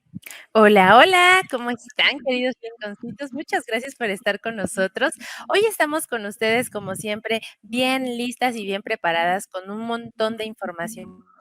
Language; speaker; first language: Spanish; native; Spanish